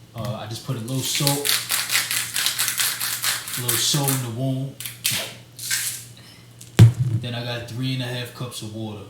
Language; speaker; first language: English; native; English